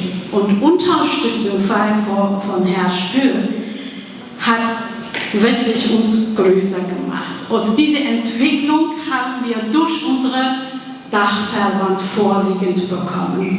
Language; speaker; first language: German; non-native, fluent; Kurdish